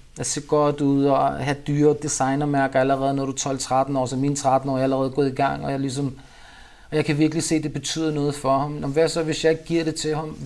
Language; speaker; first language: Danish; early bilingual, other home language; Urdu